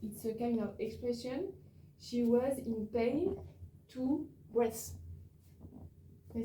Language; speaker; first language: English; non-native, learner; French